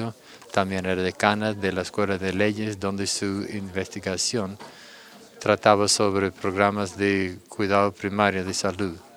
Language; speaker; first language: Spanish; non-native, fluent; English